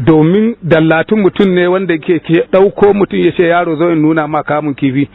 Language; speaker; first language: Hausa; non-native, local second language; Fula